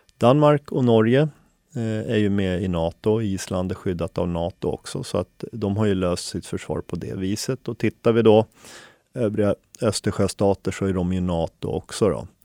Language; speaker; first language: Swedish; early bilingual, other home language; Finnish